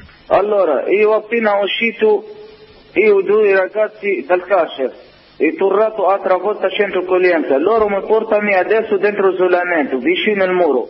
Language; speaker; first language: Italian; non-native, learner; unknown